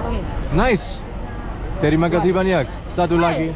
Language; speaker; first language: Indonesian; non-native, learner; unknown